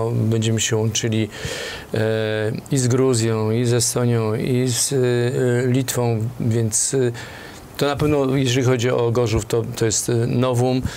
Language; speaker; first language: Polish; native; Polish